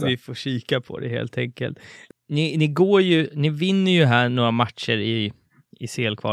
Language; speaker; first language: Swedish; native; Swedish